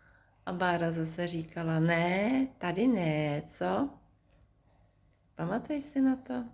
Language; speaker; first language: Czech; native; Czech